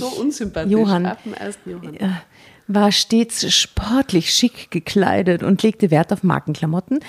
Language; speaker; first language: German; native; German